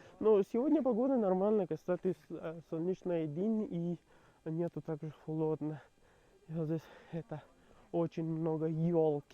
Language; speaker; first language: Russian; non-native, learner; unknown